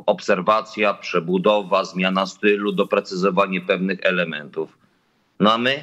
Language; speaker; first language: Polish; native; Polish